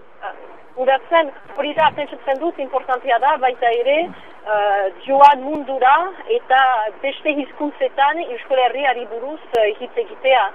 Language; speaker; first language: Basque; non-native, local second language; French